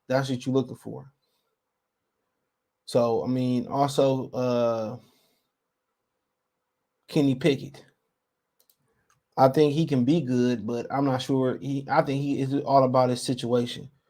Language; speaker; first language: English; native; English